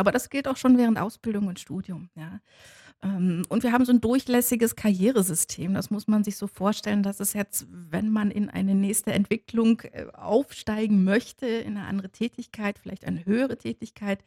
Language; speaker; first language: German; native; German